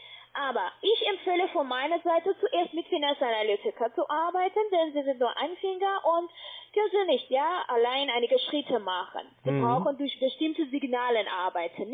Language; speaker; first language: German; non-native, learner; Russian